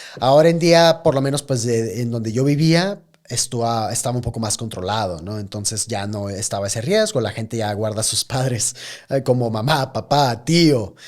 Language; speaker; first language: Spanish; native; Spanish